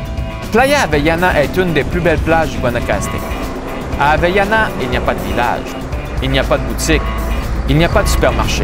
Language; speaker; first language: French; native; French